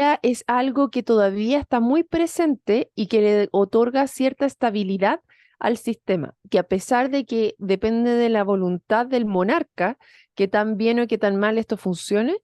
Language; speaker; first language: Spanish; native; Spanish